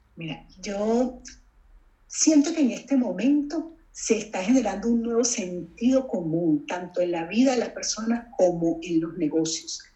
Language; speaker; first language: Spanish; native; Spanish